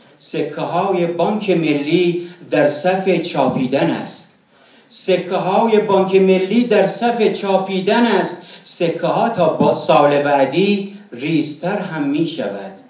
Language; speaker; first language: Persian; non-native, local second language; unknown